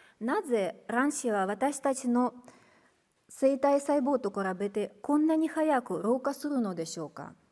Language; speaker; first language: Japanese; non-native, fluent; Russian